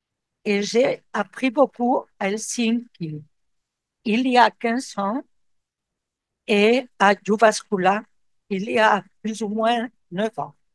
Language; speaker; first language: French; non-native, fluent; Spanish